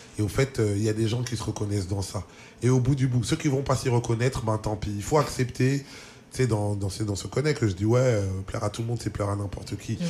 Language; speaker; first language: French; early bilingual, other home language; Lingala